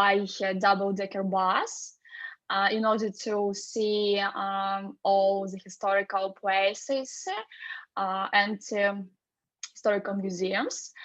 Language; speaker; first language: English; non-native, fluent; Russian